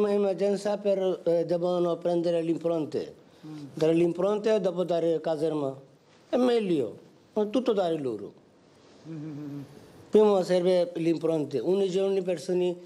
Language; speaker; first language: Italian; non-native, learner; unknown